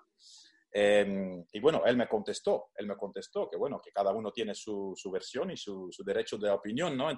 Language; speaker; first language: Spanish; non-native, fluent; Dutch